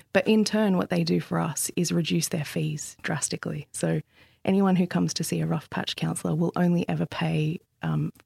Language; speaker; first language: English; native; English